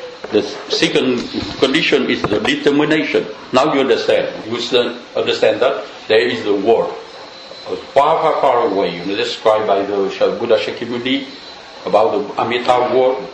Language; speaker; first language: English; non-native, fluent; Vietnamese